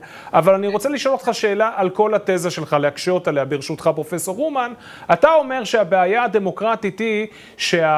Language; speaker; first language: Hebrew; native; Hebrew